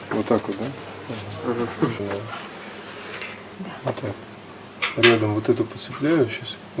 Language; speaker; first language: Russian; native; Russian